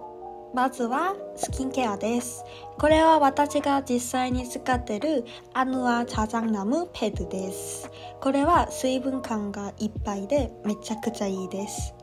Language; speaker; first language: Japanese; non-native, fluent; Korean